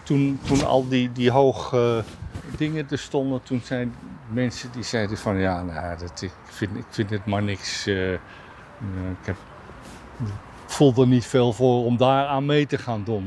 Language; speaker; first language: Dutch; native; Dutch